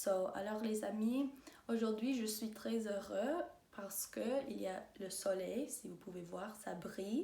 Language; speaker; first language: French; non-native, local second language; English